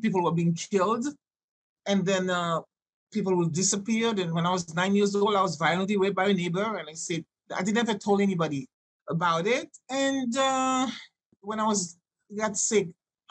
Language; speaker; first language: English; non-native, fluent; French